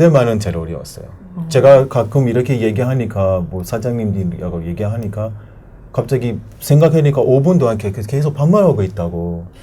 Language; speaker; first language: Korean; non-native, learner; Persian